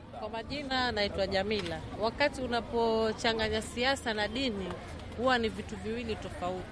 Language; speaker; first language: Swahili; native; Swahili